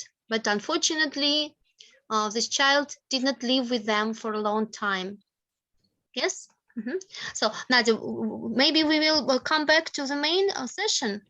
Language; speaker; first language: English; non-native, fluent; Russian